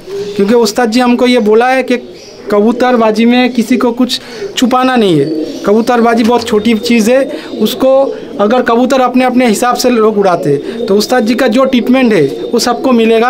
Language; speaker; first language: Hindi; non-native, local second language; Bangla